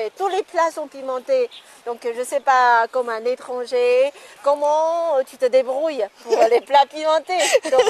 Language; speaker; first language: French; non-native, fluent; Chinese